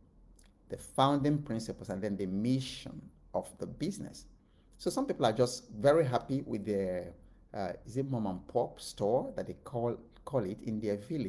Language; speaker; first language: English; non-native, local second language; Igbo